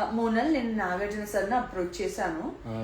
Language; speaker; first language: Telugu; non-native, learner; Gujarati